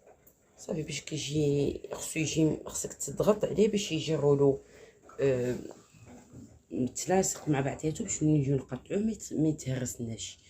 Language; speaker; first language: Arabic; native; Arabic